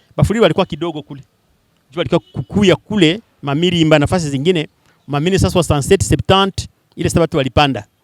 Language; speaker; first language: Swahili; non-native, local second language; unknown